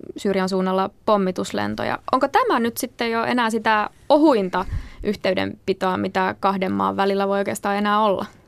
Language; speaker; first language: Finnish; native; Finnish